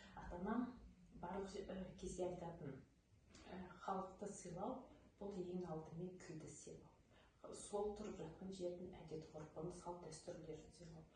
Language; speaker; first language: Kazakh; non-native, local second language; Ukrainian